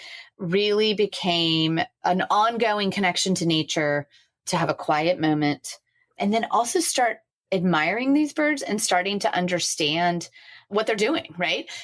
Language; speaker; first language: English; native; English